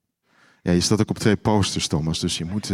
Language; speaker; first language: Dutch; native; Dutch